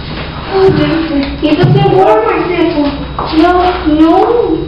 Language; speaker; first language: English; non-native, learner; Spanish